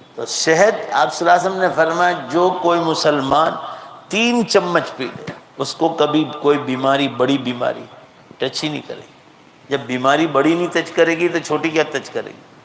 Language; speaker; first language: Urdu; non-native, local second language; Gujarati